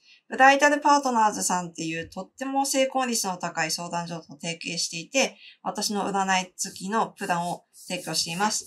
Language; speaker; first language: Japanese; native; Japanese